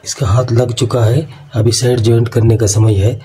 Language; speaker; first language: Hindi; non-native, local second language; Kannada